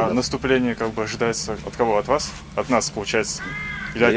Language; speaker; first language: Russian; native; Russian